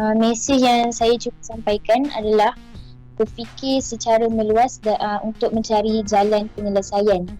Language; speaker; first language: Malay; native; Malay